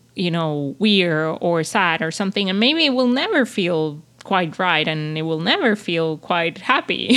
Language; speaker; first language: English; non-native, fluent; Spanish